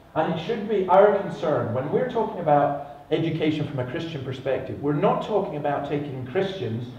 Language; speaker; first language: English; native; English